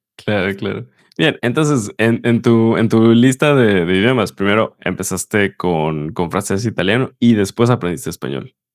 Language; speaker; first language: Spanish; native; Spanish